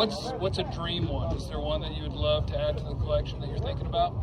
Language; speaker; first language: English; native; English